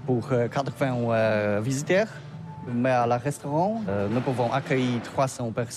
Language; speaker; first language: French; non-native, fluent; Polish